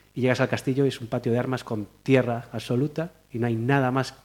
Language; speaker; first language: Spanish; native; Spanish